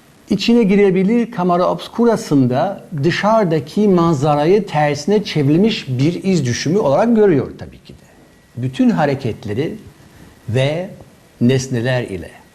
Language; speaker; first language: Turkish; non-native, fluent; German